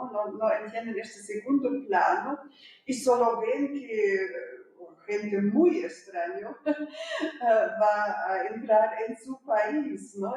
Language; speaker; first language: Spanish; non-native, fluent; German